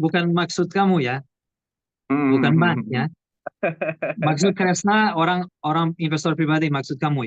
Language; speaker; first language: Indonesian; non-native, learner; Portuguese